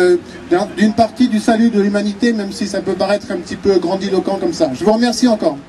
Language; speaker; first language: French; native; French